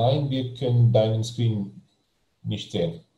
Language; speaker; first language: German; non-native, learner; Bosnian